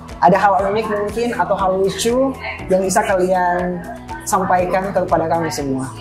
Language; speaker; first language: Indonesian; native; Indonesian